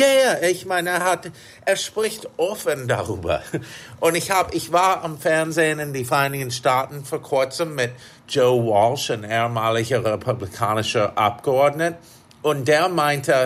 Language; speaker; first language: German; non-native, fluent; English